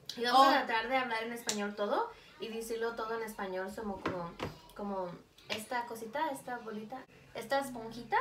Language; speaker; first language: Spanish; early bilingual, heritage; Spanish